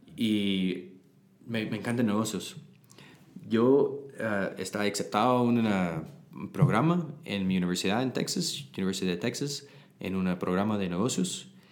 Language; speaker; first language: Spanish; non-native, learner; English